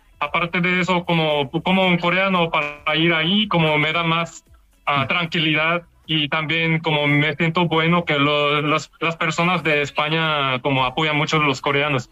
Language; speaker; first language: Spanish; non-native, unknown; Korean